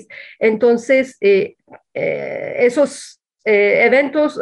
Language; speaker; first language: Spanish; non-native, fluent; Turkish